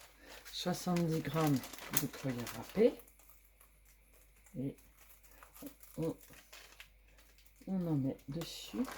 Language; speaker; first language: French; native; French